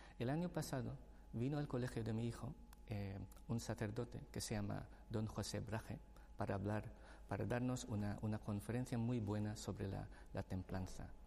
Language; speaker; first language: Spanish; non-native, fluent; Filipino